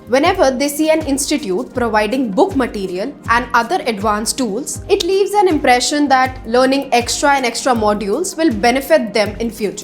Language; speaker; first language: English; non-native, local second language; Hindi